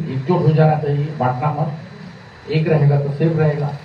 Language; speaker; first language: Hindi; non-native, local second language; Bangla